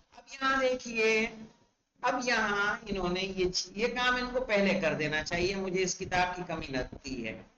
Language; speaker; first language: Urdu; native; Urdu